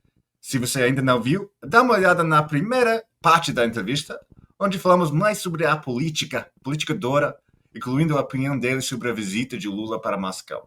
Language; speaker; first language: Portuguese; non-native, fluent; English